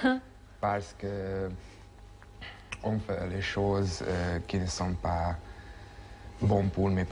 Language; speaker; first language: French; non-native, learner; Hungarian